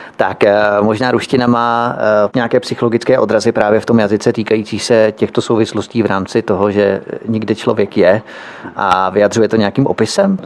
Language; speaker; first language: Czech; native; Czech